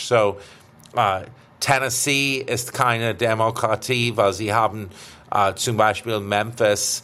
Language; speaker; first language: German; early bilingual, heritage; English